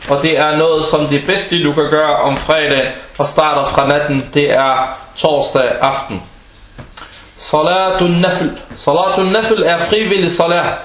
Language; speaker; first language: Danish; non-native, fluent; Arabic